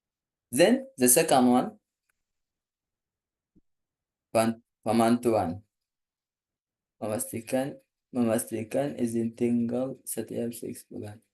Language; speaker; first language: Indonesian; non-native, learner; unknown